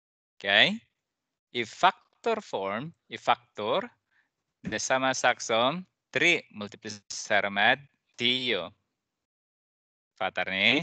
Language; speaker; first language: Swedish; non-native, fluent; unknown